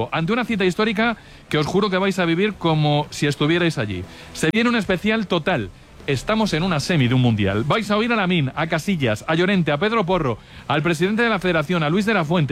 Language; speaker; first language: Spanish; native; Spanish